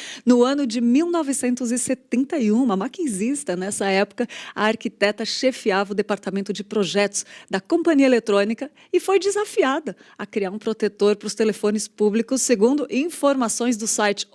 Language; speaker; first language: Portuguese; native; Portuguese